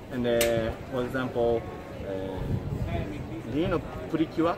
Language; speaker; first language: English; non-native, learner; Japanese